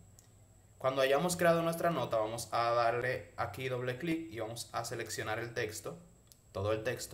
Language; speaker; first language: Spanish; native; Spanish